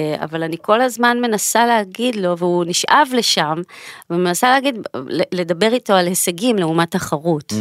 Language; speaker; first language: Hebrew; native; Hebrew